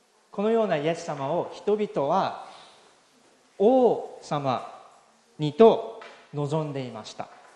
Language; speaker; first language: Japanese; native; Japanese